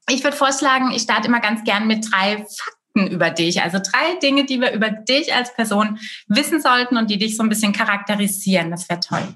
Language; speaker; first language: German; native; German